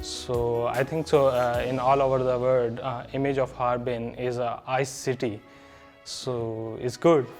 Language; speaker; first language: English; non-native, learner; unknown